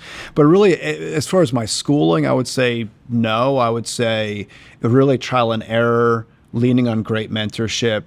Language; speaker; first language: English; native; English